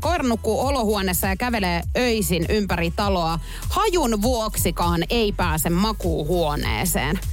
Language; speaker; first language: Finnish; native; Finnish